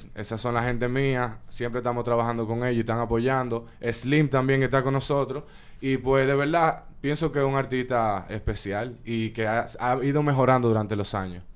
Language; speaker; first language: Spanish; native; Spanish